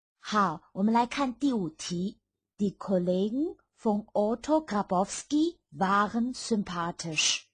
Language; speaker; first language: German; non-native, fluent; Chinese